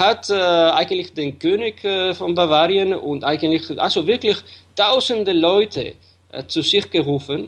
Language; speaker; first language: German; non-native, fluent; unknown